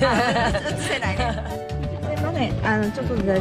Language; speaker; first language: Japanese; native; Japanese